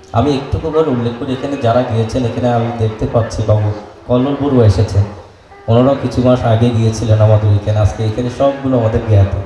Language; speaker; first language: Bangla; native; Bangla